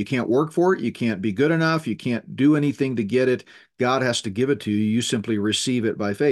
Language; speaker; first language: English; native; English